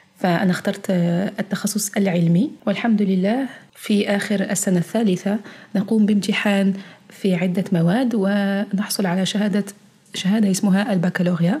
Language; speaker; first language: Arabic; early bilingual, heritage; Arabic